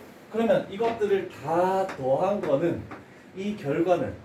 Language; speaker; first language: Korean; native; Korean